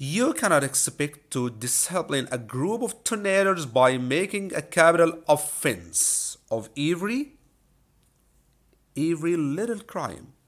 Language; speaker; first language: English; non-native, fluent; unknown